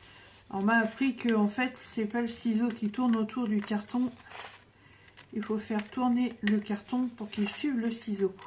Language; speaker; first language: French; native; French